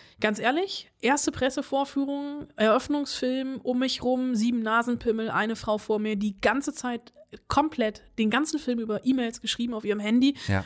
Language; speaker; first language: German; native; German